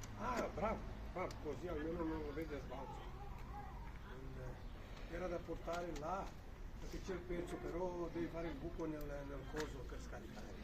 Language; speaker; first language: Italian; non-native, fluent; Punjabi